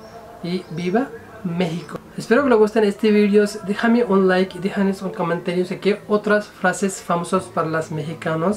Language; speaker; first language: Spanish; non-native, fluent; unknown